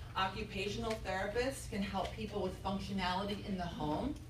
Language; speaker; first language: English; native; English